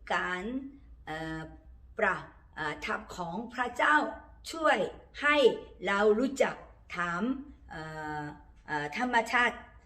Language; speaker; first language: Thai; non-native, learner; Korean